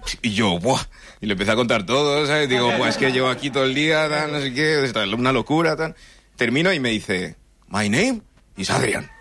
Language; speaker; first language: Spanish; early bilingual, other home language; English